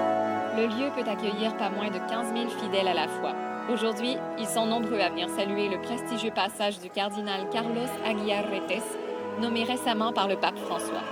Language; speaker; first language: French; native; French